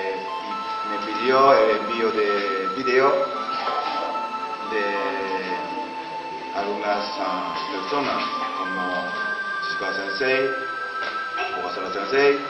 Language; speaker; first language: Spanish; non-native, learner; Japanese